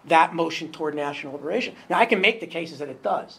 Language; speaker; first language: English; native; English